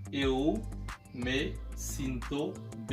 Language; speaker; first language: Portuguese; non-native, fluent; Haitian Creole